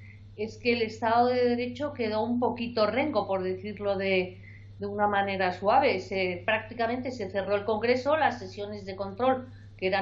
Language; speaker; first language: Spanish; native; Spanish